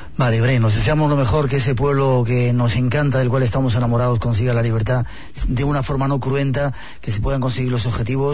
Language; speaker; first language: Spanish; native; Spanish